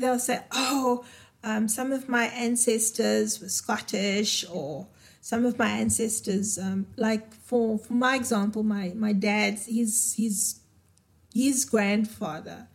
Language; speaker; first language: English; native; English